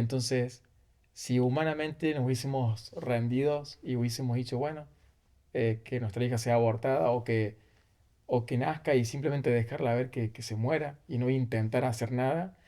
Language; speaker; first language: Spanish; native; Spanish